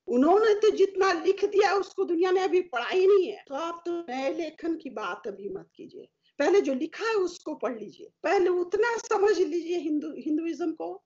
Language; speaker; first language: Hindi; native; Hindi